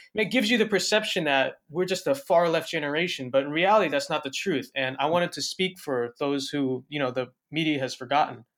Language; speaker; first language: English; native; English